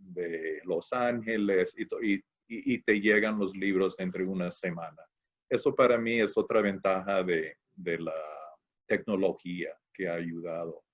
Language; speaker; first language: Spanish; non-native, fluent; English